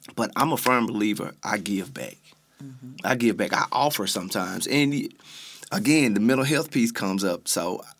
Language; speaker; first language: English; native; English